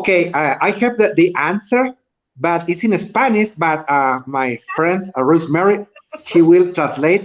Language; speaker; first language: English; non-native, learner; Spanish